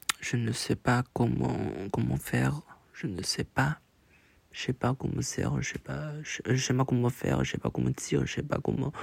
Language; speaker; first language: French; non-native, learner; Chinese